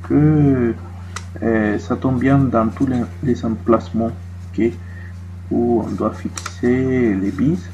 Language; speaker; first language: French; non-native, fluent; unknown